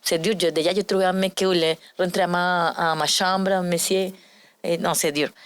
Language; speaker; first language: French; non-native, learner; Spanish